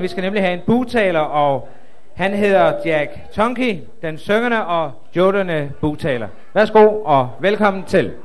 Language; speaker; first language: Danish; native; Danish